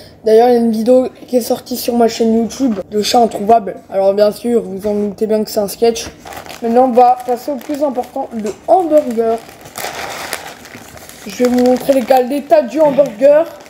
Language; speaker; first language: French; native; French